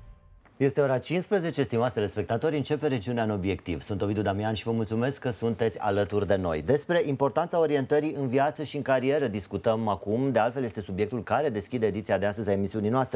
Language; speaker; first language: Romanian; native; Romanian